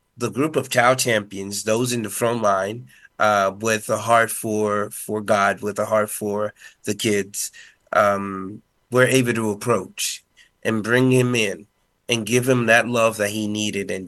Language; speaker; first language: English; non-native, fluent; Spanish